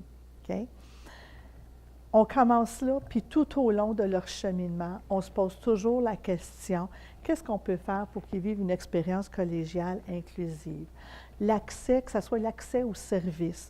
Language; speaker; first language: French; native; French